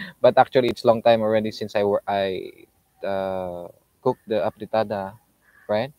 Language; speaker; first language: English; non-native, local second language; Filipino